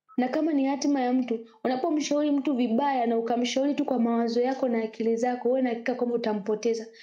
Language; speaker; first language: Swahili; native; Swahili